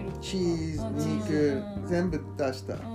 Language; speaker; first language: Japanese; non-native, learner; English